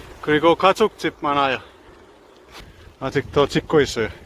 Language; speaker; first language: Korean; non-native, learner; Finnish